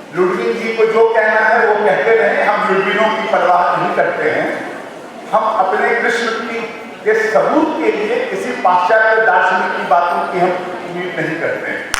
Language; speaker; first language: Hindi; native; Hindi